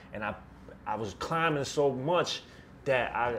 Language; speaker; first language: English; native; English